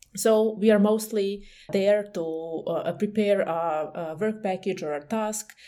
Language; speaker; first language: English; non-native, fluent; Serbian